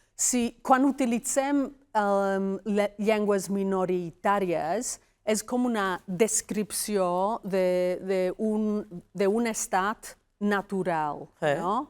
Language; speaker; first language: Catalan; non-native, fluent; Welsh